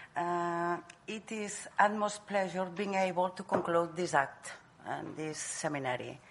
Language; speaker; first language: English; non-native, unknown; Catalan